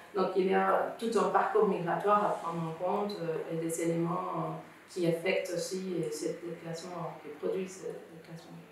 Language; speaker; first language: French; non-native, fluent; Spanish